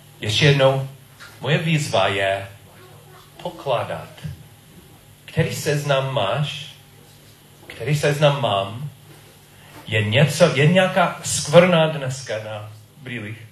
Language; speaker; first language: Czech; non-native, learner; English